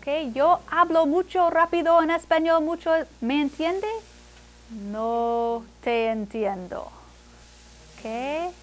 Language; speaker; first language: Spanish; non-native, fluent; English